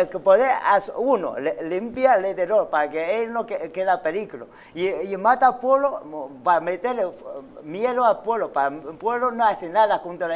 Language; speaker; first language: Spanish; non-native, learner; Chinese